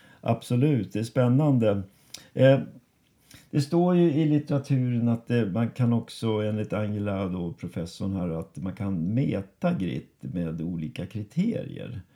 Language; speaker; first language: Swedish; native; Swedish